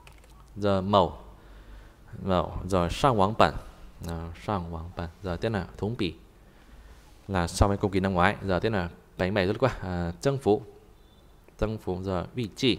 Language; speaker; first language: Chinese; non-native, fluent; Vietnamese